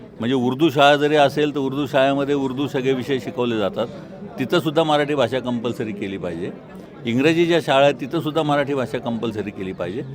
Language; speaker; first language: Marathi; native; Marathi